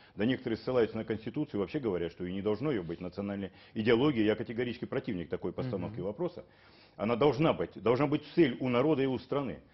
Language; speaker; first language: Russian; native; Russian